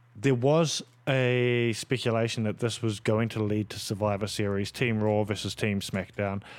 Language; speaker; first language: English; native; English